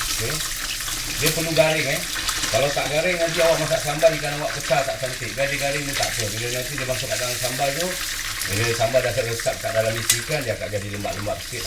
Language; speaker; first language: Malay; native; Malay